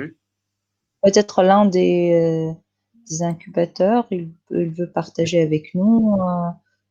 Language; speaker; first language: French; non-native, local second language; Arabic